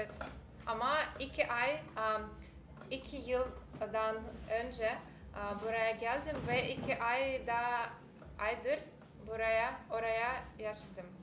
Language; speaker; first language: Turkish; non-native, learner; Russian